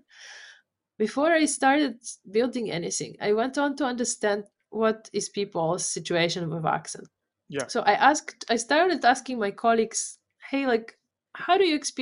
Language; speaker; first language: English; non-native, fluent; Polish